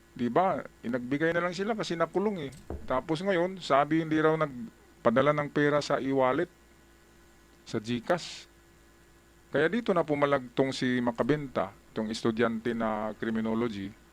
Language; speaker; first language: Filipino; native; Filipino